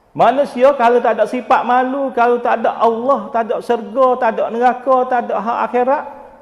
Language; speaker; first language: Malay; native; Malay